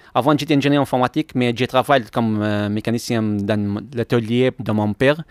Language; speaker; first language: French; non-native, learner; Arabic